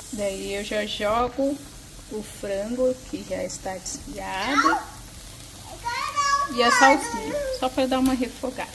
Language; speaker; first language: Portuguese; native; Portuguese